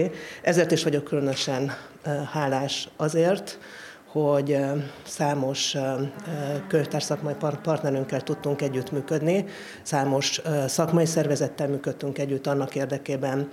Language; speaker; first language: Hungarian; native; Hungarian